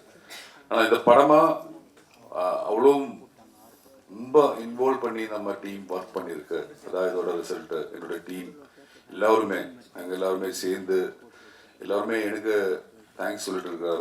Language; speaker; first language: Tamil; non-native, learner; Malayalam